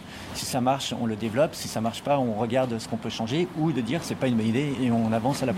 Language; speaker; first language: French; native; French